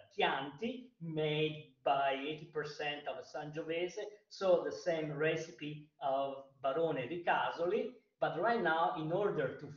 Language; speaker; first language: English; non-native, fluent; Italian